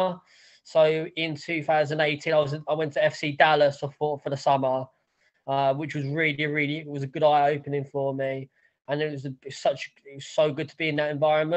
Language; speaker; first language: English; native; English